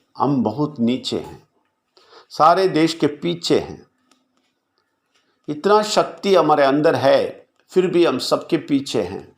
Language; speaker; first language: Hindi; non-native, local second language; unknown